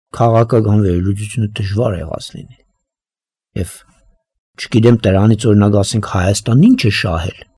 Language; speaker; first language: Armenian; native; Armenian